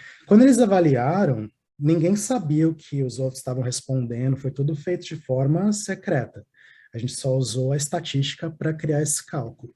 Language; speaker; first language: Portuguese; native; Portuguese